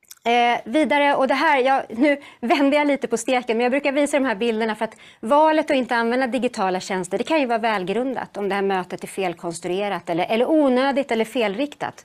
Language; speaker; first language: Swedish; native; Swedish